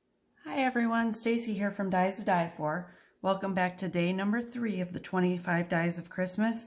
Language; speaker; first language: English; native; English